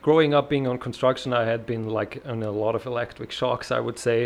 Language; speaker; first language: English; non-native, fluent; German